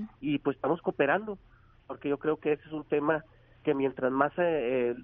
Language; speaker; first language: Spanish; native; Spanish